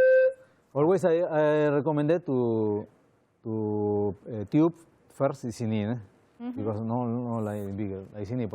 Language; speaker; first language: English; non-native, learner; Spanish